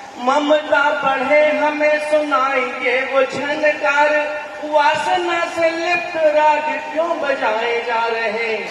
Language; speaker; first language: Hindi; native; Hindi